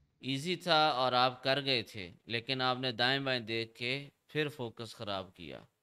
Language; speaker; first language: Urdu; native; Urdu